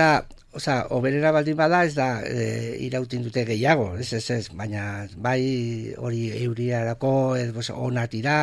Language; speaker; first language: Basque; non-native, local second language; Spanish